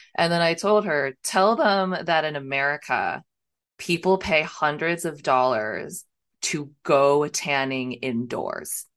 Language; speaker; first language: English; early bilingual, other home language; Hindi